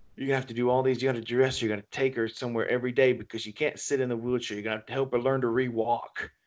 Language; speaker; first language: English; native; English